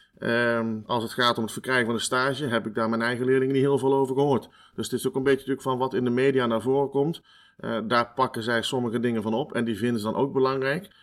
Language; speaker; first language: Dutch; native; Dutch